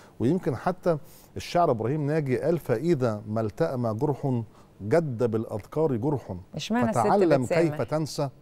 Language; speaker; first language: Arabic; native; Arabic